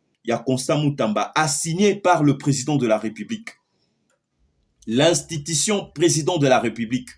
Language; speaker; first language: French; non-native, local second language; Lingala